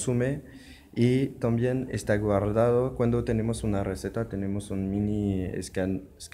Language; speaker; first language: Spanish; non-native, learner; French